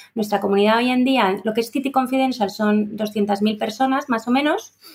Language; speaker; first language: Spanish; native; Spanish